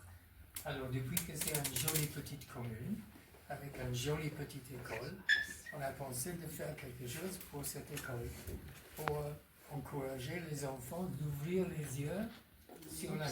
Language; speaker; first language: French; non-native, fluent; English